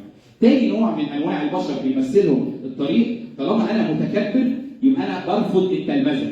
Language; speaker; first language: Arabic; native; Arabic